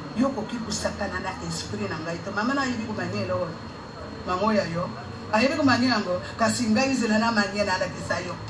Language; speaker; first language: Lingala; non-native, local second language; Luba-Lulua